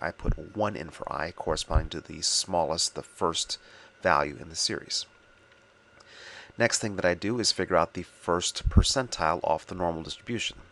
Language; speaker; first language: English; native; English